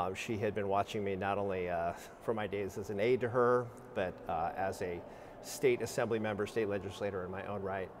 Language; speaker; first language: English; native; English